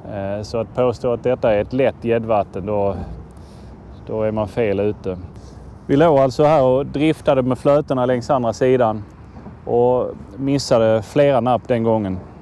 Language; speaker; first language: Swedish; native; Swedish